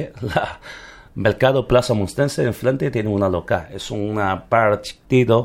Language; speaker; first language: Spanish; non-native, learner; Chinese